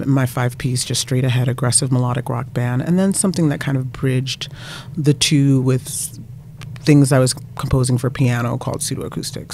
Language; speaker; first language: English; native; English